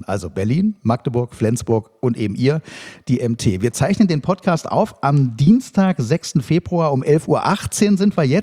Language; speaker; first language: German; native; German